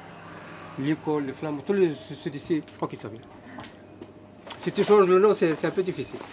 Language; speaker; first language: French; non-native, local second language; Berber languages